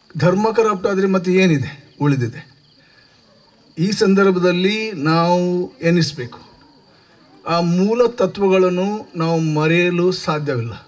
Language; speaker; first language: Kannada; native; Kannada